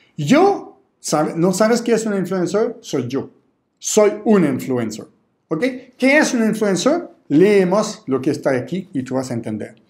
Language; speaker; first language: Spanish; non-native, fluent; French